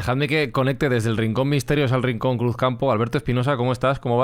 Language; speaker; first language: Spanish; native; Spanish